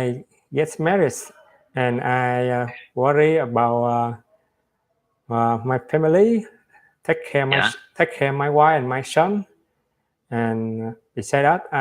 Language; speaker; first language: English; non-native, learner; Vietnamese